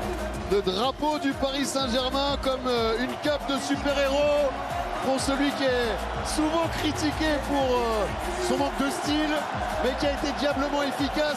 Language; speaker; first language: French; native; French